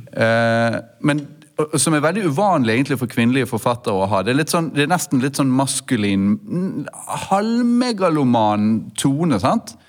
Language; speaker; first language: Norwegian; native; Norwegian